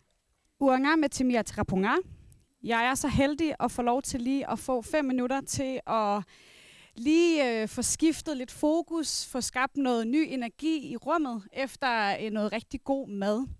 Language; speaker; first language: Danish; non-native, local second language; Kalaallisut